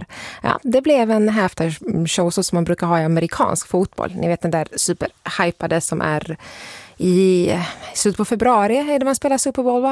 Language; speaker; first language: Swedish; native; Swedish